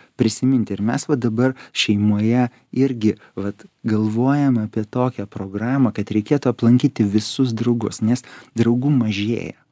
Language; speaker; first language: Lithuanian; native; Lithuanian